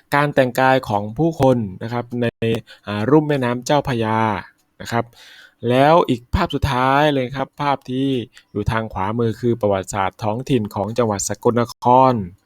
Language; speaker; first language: Thai; native; Thai